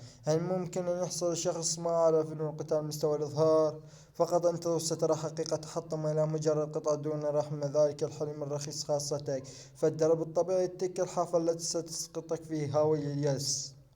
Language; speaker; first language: Arabic; native; Arabic